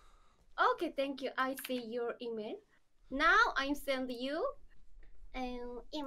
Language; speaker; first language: English; non-native, learner; Korean